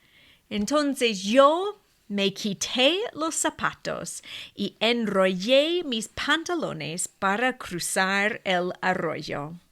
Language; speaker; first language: Spanish; non-native, fluent; English